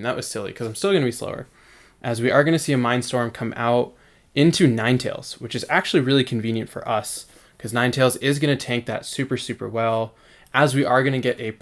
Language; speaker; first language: English; native; English